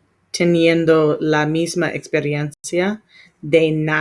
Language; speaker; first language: Spanish; non-native, learner; English